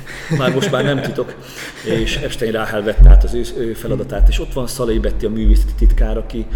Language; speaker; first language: Hungarian; native; Hungarian